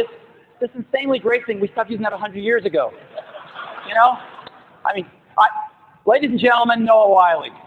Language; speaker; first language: English; native; English